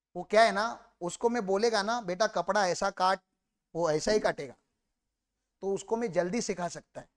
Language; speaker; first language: Hindi; non-native, local second language; Marathi